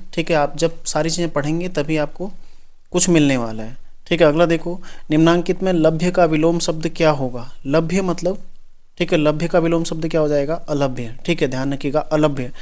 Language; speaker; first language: Hindi; native; Hindi